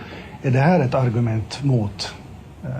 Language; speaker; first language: Swedish; native; Swedish